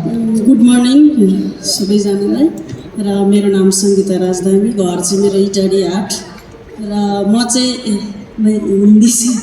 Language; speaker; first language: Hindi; non-native, learner; Nepali